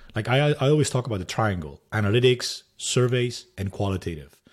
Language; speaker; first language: English; non-native, fluent; Spanish